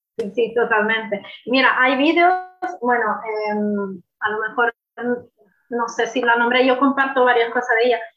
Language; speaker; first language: Spanish; non-native, fluent; Italian